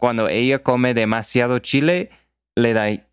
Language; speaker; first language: Spanish; non-native, fluent; English